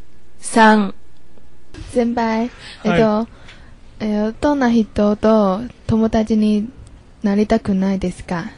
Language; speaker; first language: Japanese; non-native, learner; Chinese